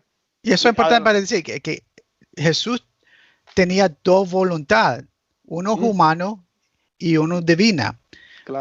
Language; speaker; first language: Spanish; early bilingual, heritage; Spanish